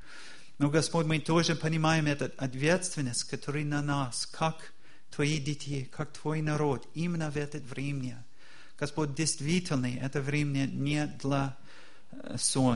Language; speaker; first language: Russian; non-native, fluent; English